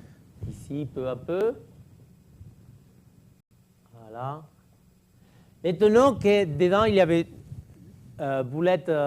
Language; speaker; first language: French; non-native, fluent; Catalan